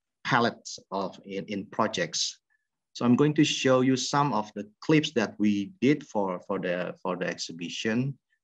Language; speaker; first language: English; non-native, fluent; Indonesian